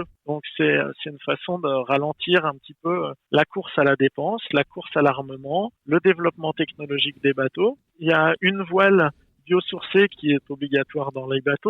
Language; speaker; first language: French; native; French